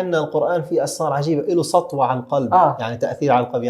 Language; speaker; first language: Arabic; native; Arabic